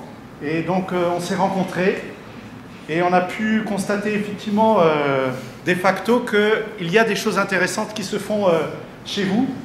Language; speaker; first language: French; native; French